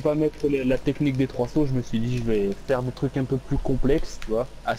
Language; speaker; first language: French; native; French